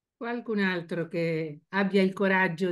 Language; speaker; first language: Italian; native; Italian